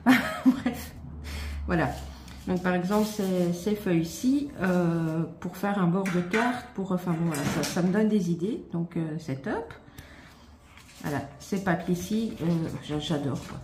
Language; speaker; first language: French; native; French